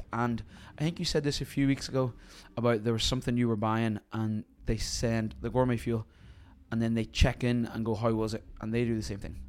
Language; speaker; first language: English; native; English